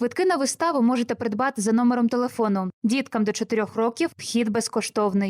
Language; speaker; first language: Ukrainian; native; Ukrainian